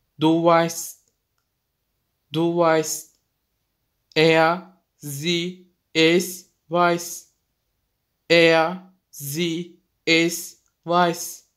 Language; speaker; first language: German; non-native, fluent; Turkish